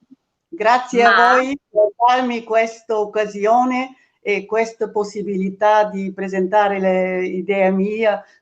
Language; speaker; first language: Italian; non-native, fluent; Bulgarian